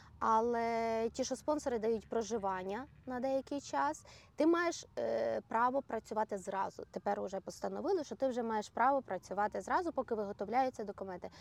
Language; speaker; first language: Ukrainian; native; Ukrainian